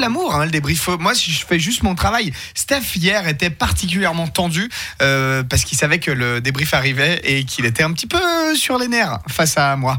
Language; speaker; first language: French; native; French